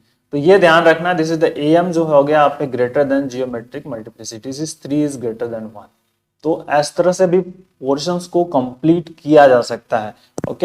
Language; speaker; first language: Hindi; native; Hindi